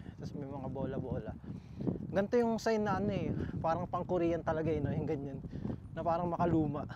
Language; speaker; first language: Filipino; native; Filipino